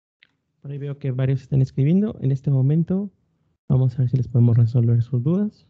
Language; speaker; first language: Spanish; native; Spanish